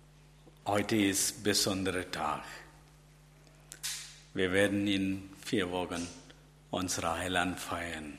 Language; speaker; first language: German; non-native, learner; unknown